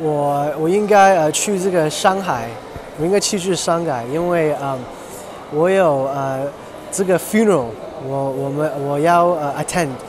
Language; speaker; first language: Chinese; non-native, learner; Cantonese